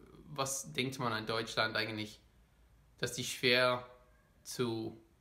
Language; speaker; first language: German; non-native, fluent; English